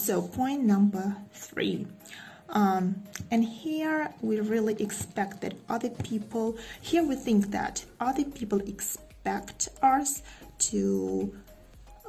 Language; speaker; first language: English; non-native, fluent; Russian